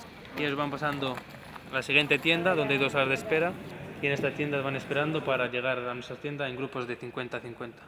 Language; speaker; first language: Spanish; native; Spanish